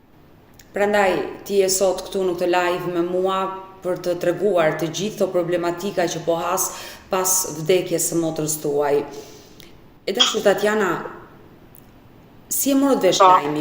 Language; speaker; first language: Albanian; native; Albanian